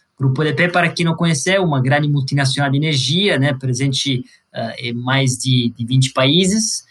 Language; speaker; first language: Portuguese; non-native, fluent; Italian